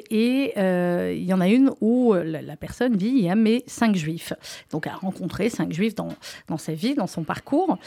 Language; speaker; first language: French; native; French